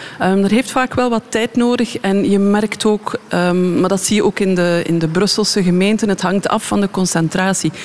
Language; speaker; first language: Dutch; native; Dutch